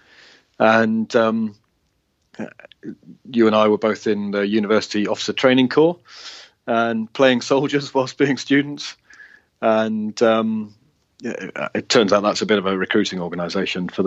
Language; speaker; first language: English; native; English